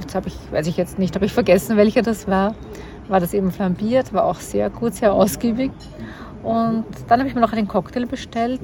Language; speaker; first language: German; native; German